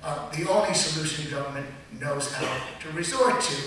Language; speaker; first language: English; native; English